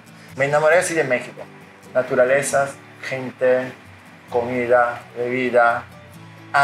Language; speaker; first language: Spanish; non-native, fluent; Italian